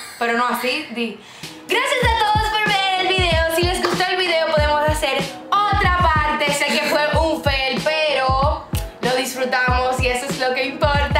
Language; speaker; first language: Spanish; native; Spanish